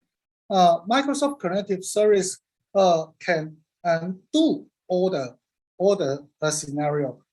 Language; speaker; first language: English; non-native, learner; Cantonese